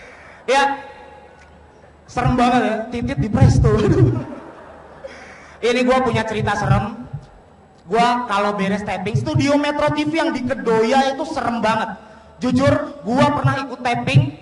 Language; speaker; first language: Indonesian; native; Indonesian